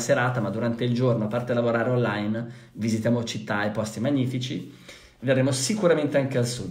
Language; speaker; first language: Italian; native; Italian